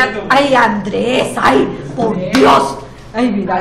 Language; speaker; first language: Spanish; native; Spanish